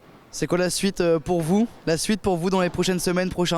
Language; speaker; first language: French; native; French